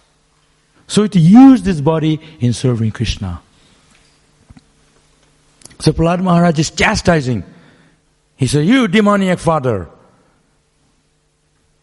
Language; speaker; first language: English; non-native, local second language; Bangla